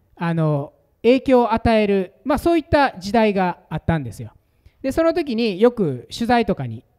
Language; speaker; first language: Japanese; native; Japanese